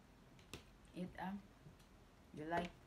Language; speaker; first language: English; non-native, learner; Filipino